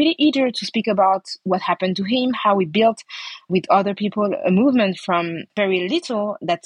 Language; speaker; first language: English; non-native, fluent; French